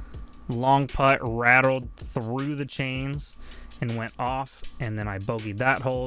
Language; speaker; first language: English; native; English